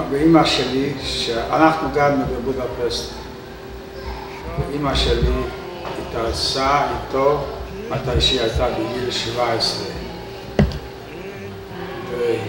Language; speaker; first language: Hebrew; non-native, fluent; Hungarian